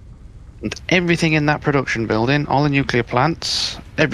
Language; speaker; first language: English; native; English